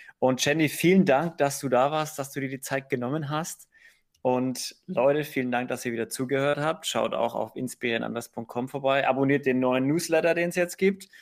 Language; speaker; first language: German; native; German